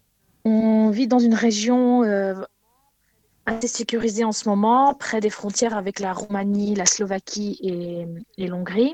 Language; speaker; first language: French; non-native, fluent; Ukrainian